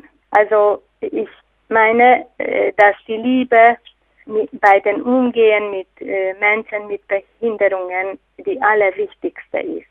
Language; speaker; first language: German; non-native, fluent; Hungarian